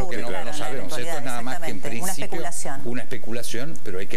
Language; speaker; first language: Spanish; native; Spanish